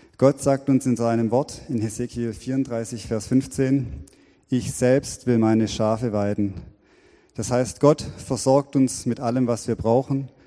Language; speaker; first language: German; native; German